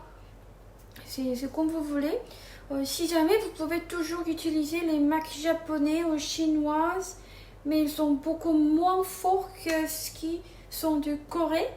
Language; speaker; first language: French; non-native, fluent; Korean